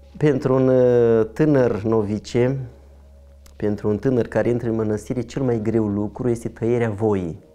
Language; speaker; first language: Romanian; native; Romanian